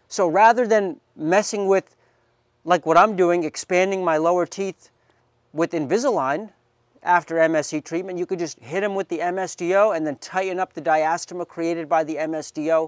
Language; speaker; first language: English; native; English